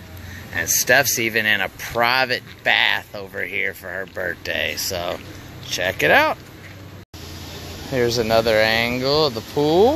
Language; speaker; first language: English; native; English